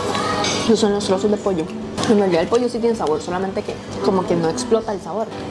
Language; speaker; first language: Spanish; native; Spanish